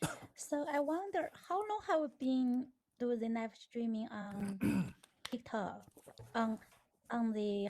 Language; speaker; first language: English; non-native, learner; Chinese